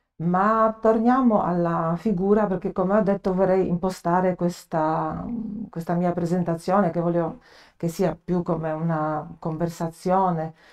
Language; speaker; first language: Italian; non-native, fluent; Polish